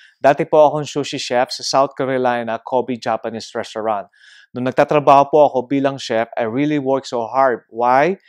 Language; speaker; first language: Filipino; native; Filipino